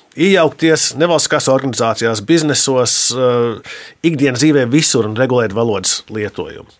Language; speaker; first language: Latvian; early bilingual, heritage; Latvian